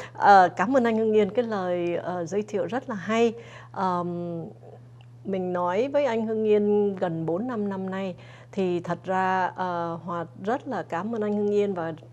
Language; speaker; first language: Vietnamese; early bilingual, other home language; English